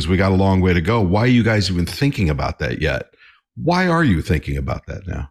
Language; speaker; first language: English; native; English